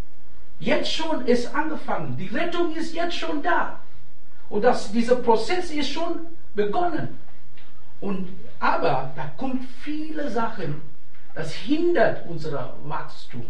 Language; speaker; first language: German; non-native, fluent; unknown